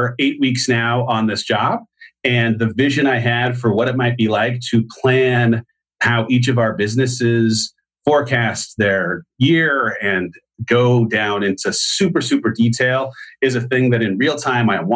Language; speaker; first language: English; native; English